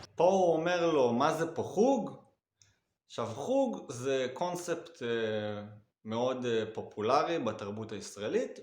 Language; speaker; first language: Hebrew; native; Hebrew